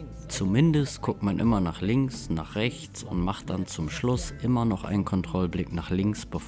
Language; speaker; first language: German; native; German